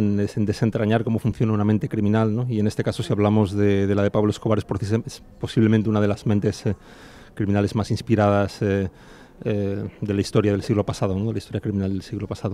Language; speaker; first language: Spanish; native; Spanish